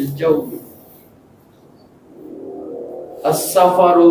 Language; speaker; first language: Arabic; non-native, learner; Filipino